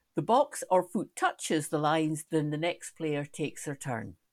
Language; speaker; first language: English; native; English